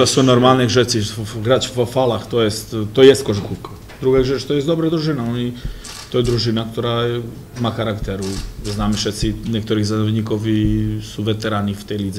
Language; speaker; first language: Polish; non-native, fluent; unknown